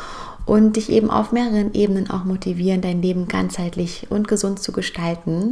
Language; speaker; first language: German; native; German